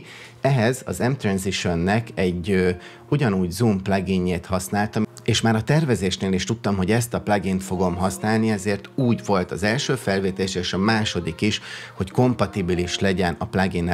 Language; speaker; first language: Hungarian; native; Hungarian